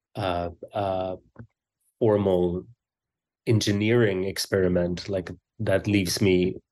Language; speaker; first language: English; early bilingual, other home language; Swedish